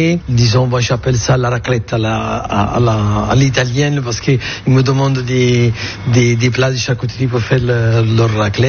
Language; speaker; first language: French; non-native, fluent; Italian